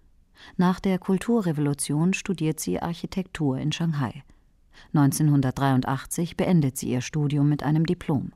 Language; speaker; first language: German; native; German